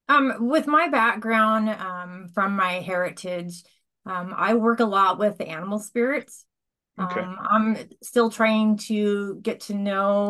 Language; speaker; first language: English; native; English